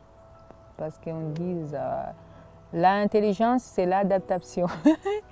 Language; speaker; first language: French; non-native, fluent; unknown